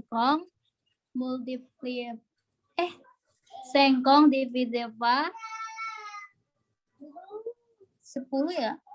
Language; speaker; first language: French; non-native, learner; Indonesian